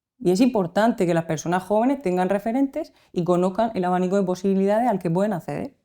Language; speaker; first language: Spanish; native; Spanish